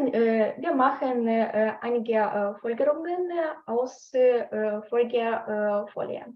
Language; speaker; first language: German; non-native, learner; Ukrainian